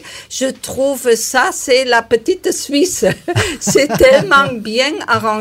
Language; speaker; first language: French; non-native, learner; German